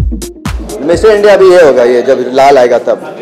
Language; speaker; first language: Hindi; native; Hindi